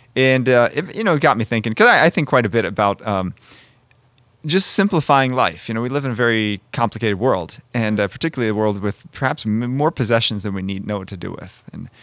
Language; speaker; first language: English; native; English